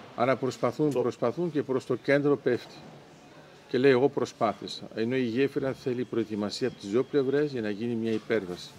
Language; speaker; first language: Greek; early bilingual, heritage; Greek